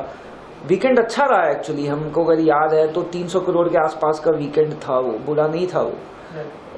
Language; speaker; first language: Hindi; native; Hindi